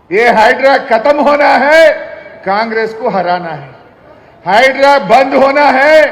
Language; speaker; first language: Hindi; non-native, local second language; Telugu